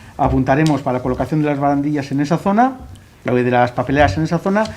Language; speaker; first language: Spanish; non-native, local second language; Basque